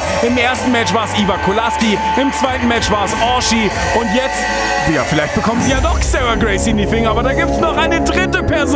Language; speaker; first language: German; native; German